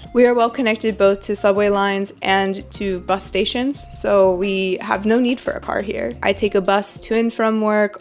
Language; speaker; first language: English; native; English